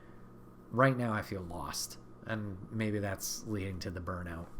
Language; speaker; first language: English; native; English